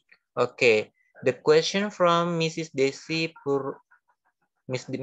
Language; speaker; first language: English; non-native, fluent; Indonesian